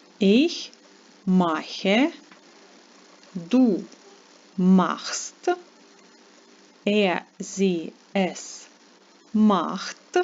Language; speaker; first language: German; non-native, fluent; Ukrainian